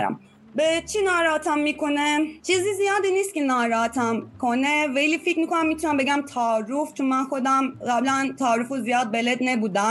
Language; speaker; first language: Persian; non-native, fluent; Turkish